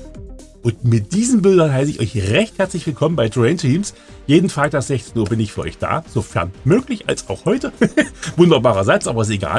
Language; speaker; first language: German; native; German